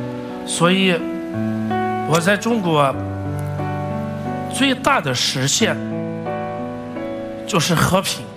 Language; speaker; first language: Chinese; non-native, fluent; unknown